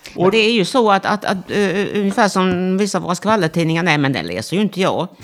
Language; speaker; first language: Swedish; native; Swedish